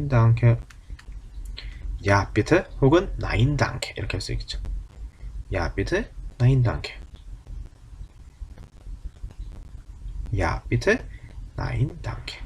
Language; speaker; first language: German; non-native, fluent; Korean